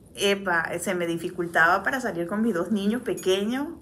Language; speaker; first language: Spanish; native; Spanish